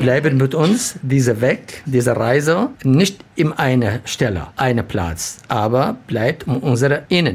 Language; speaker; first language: German; non-native, learner; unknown